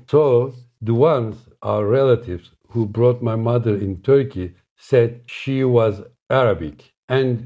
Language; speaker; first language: English; non-native, fluent; Turkish